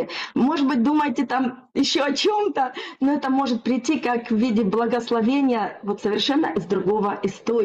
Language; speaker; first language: Russian; native; Russian